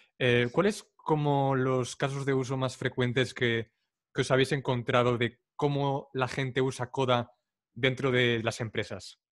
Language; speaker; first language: Spanish; native; Spanish